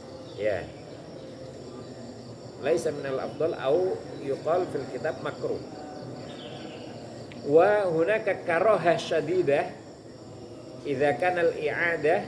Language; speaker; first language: Arabic; non-native, fluent; Indonesian